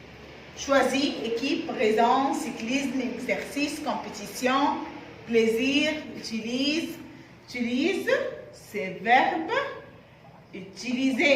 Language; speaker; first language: French; non-native, fluent; Arabic